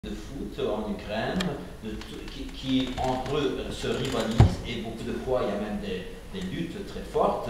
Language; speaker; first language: French; non-native, fluent; Ukrainian